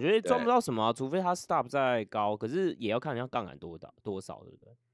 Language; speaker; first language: Chinese; native; Chinese